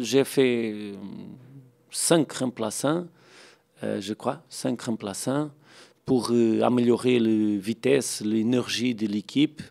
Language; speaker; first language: French; non-native, fluent; Portuguese